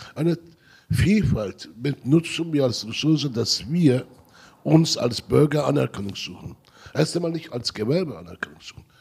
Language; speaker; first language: German; non-native, learner; Turkish